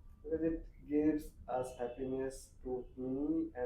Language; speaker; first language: English; non-native, learner; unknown